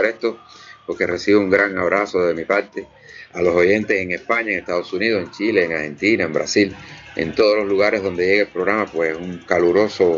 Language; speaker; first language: Spanish; native; Spanish